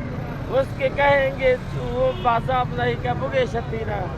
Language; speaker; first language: Hindi; non-native, learner; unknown